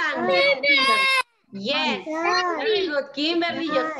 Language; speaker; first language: English; non-native, learner; Spanish